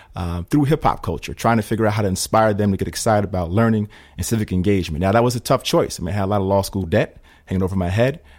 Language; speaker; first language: English; native; English